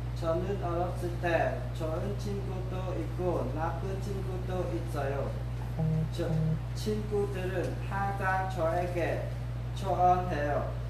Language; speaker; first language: Korean; non-native, learner; Khmer